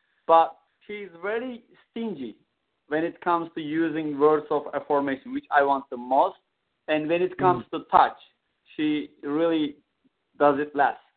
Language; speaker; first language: English; non-native, fluent; Turkish